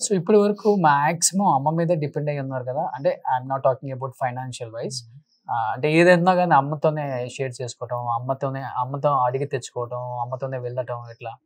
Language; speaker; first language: Telugu; native; Telugu